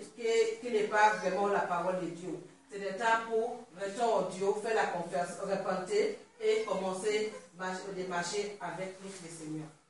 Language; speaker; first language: French; non-native, learner; Swahili